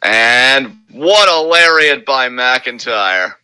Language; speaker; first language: English; native; English